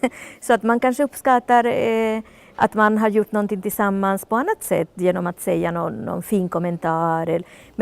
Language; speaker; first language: Swedish; non-native, fluent; Spanish